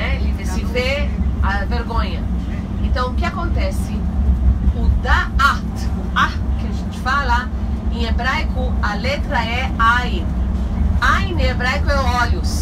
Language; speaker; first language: Portuguese; non-native, fluent; Hebrew